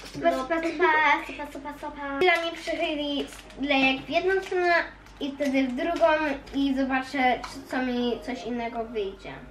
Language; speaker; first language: Polish; early bilingual, heritage; Polish